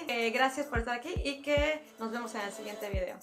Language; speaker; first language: Spanish; native; Spanish